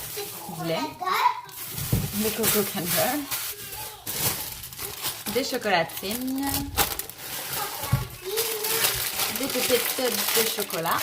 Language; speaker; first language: French; native; French